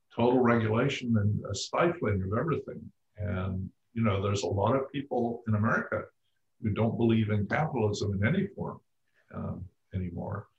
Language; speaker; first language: English; native; English